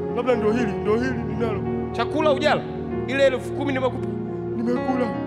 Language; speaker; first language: Swahili; native; Swahili